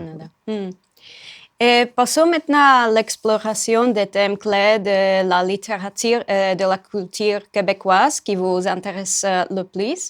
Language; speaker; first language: French; non-native, fluent; Czech